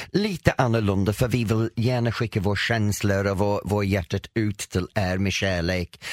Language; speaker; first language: Swedish; non-native, fluent; English